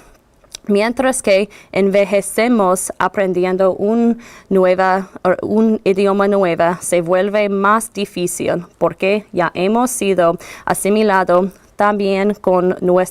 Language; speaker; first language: Spanish; non-native, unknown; English